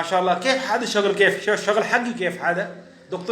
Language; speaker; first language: Arabic; non-native, learner; Urdu